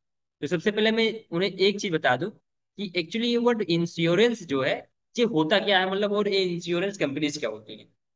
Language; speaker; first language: Hindi; native; Hindi